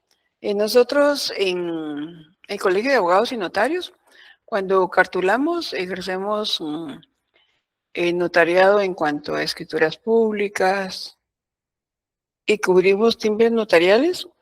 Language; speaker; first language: Spanish; native; Spanish